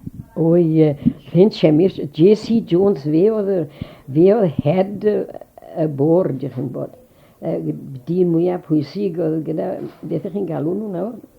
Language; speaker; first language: Welsh; native; Welsh